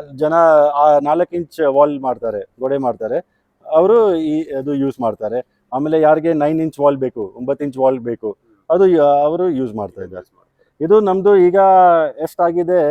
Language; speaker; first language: Kannada; non-native, local second language; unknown